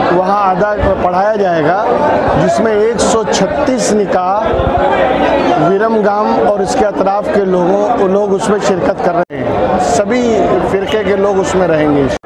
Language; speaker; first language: Urdu; non-native, local second language; Gujarati